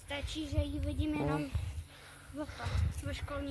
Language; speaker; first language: Czech; native; Czech